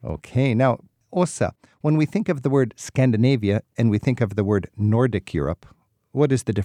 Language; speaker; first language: English; native; English